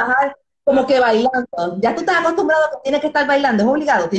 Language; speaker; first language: Spanish; native; Spanish